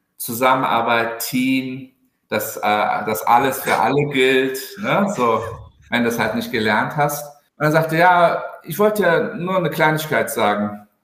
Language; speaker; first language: German; early bilingual, other home language; Turkish